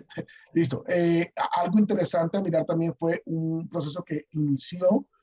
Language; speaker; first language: Spanish; native; Spanish